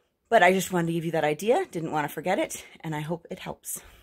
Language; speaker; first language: English; native; English